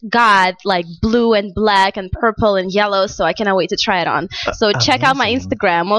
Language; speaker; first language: English; non-native, fluent; Russian